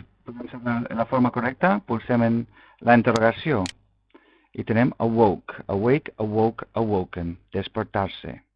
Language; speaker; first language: Catalan; non-native, local second language; Spanish